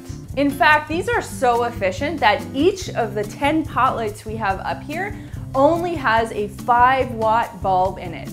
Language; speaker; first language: English; native; English